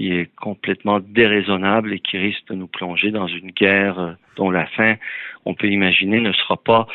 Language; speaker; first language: French; early bilingual, other home language; Persian